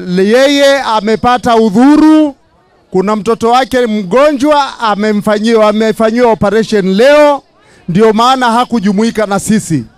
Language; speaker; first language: Swahili; native; Swahili